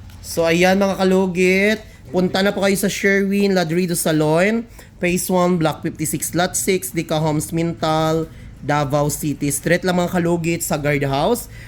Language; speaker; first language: Filipino; non-native, local second language; Cebuano